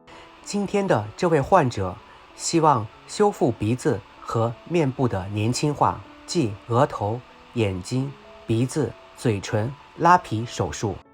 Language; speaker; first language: Chinese; native; Chinese